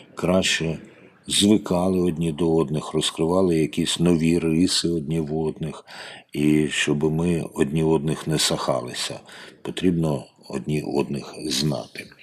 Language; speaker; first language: Ukrainian; native; Ukrainian